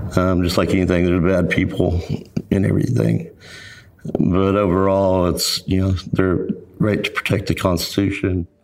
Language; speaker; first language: English; native; English